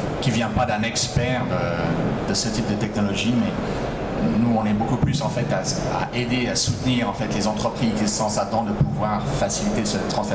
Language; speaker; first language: French; native; French